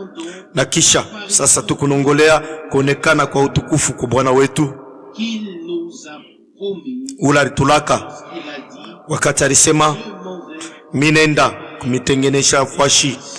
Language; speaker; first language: Swahili; native; Swahili